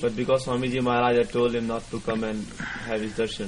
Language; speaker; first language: English; non-native, local second language; Punjabi